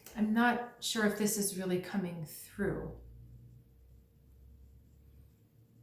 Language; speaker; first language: English; native; English